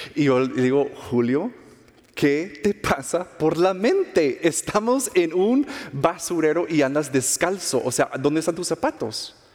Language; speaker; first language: Spanish; non-native, fluent; English